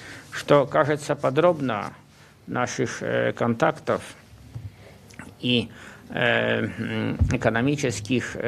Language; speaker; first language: Russian; non-native, fluent; Polish